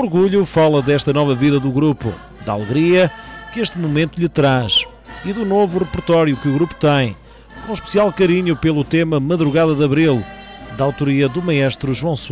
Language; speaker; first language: Portuguese; native; Portuguese